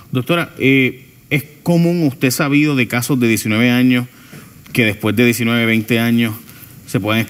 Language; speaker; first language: Spanish; native; Spanish